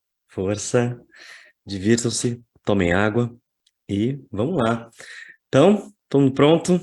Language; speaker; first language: Portuguese; native; Portuguese